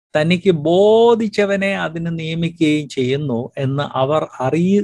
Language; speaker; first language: Malayalam; native; Malayalam